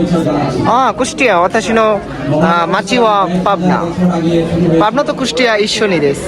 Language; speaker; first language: Japanese; non-native, learner; Bangla